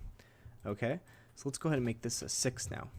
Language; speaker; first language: English; native; English